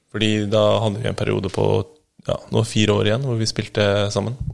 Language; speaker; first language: Norwegian; native; Norwegian